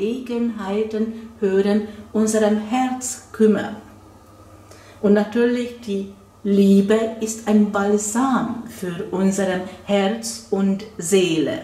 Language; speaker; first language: German; non-native, fluent; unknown